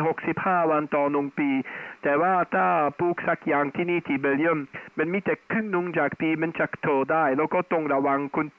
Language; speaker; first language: Thai; non-native, fluent; Dutch